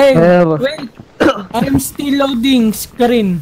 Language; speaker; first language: English; non-native, local second language; Filipino